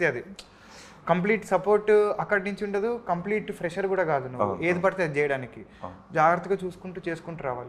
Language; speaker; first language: Telugu; native; Telugu